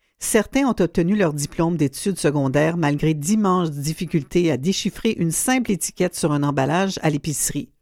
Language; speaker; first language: French; native; French